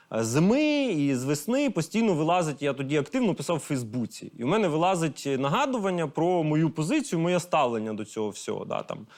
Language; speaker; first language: Ukrainian; non-native, local second language; Russian